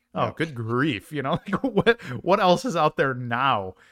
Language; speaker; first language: English; native; English